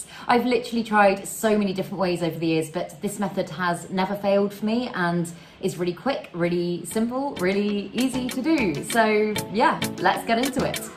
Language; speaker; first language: English; native; English